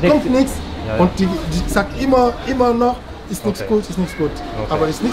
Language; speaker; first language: German; non-native, learner; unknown